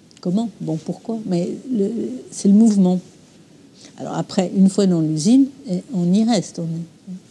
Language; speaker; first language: French; early bilingual, other home language; English